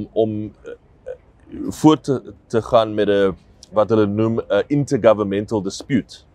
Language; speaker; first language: Afrikaans; non-native, local second language; English